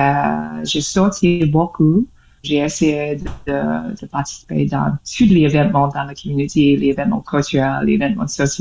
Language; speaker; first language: French; non-native, learner; English